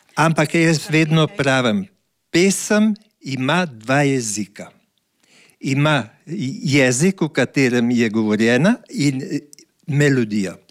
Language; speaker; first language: Slovenian; native; Slovenian